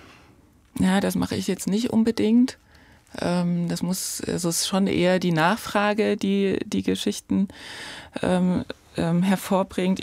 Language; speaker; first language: German; native; German